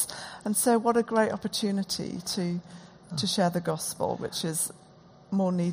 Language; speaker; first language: English; native; English